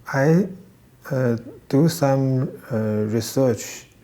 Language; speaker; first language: English; non-native, learner; Chinese